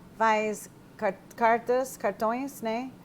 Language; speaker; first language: Portuguese; non-native, fluent; English